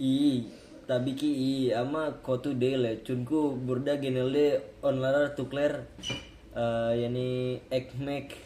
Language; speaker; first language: Turkish; non-native, learner; Indonesian